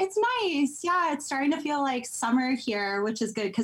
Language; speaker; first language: English; native; English